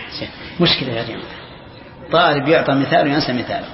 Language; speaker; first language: Arabic; native; Arabic